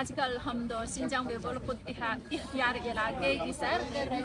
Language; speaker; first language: Hindi; non-native, learner; Chinese